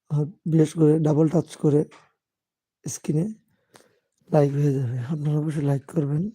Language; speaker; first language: Bangla; native; Bangla